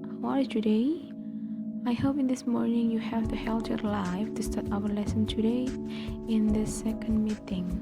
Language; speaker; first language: English; non-native, fluent; Indonesian